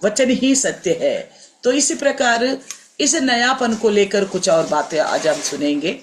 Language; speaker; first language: Hindi; non-native, local second language; Telugu